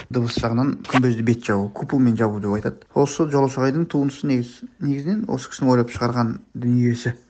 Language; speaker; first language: Kazakh; native; Kazakh